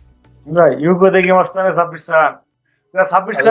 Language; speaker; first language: Japanese; non-native, fluent; Bangla